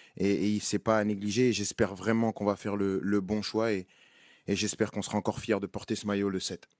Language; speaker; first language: French; native; French